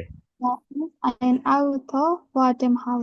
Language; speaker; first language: German; non-native, learner; Indonesian